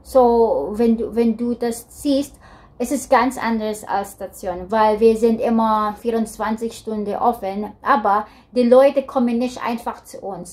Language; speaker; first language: German; non-native, learner; Filipino